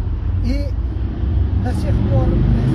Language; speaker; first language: Russian; non-native, fluent; Uzbek